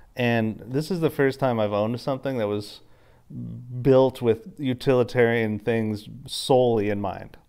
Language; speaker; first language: English; native; English